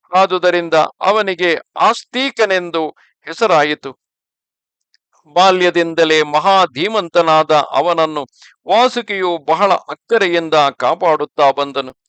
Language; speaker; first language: Kannada; native; Kannada